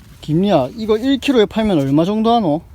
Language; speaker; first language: Korean; native; Korean